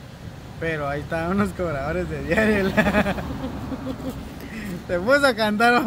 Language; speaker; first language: Spanish; native; Spanish